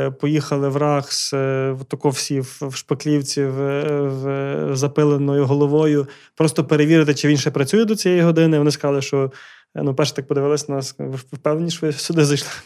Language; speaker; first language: Ukrainian; early bilingual, heritage; Ukrainian